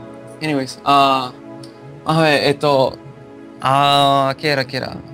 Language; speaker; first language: Spanish; early bilingual, heritage; English